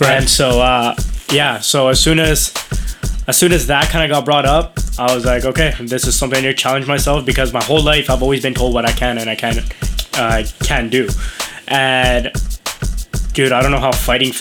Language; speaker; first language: English; native; English